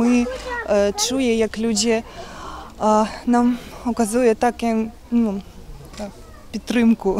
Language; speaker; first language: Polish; non-native, learner; Ukrainian